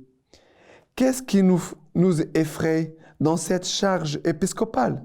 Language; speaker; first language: French; non-native, fluent; Portuguese